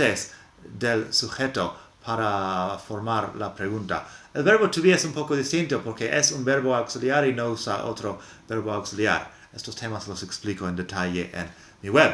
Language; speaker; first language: Spanish; non-native, fluent; English